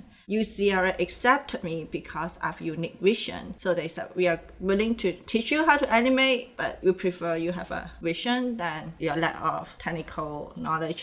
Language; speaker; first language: English; non-native, local second language; Cantonese